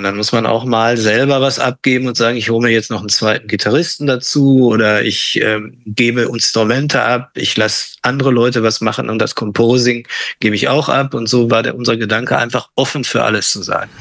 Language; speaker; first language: German; native; German